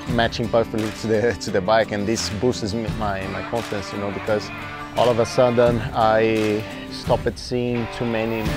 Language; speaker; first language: English; non-native, fluent; Portuguese